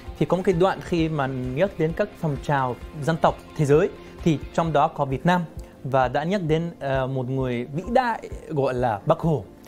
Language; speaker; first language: Vietnamese; non-native, fluent; Arabic